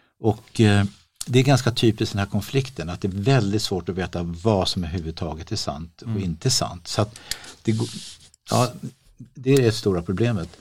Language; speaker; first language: Swedish; native; Swedish